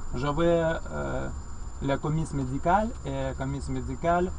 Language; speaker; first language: French; non-native, learner; Russian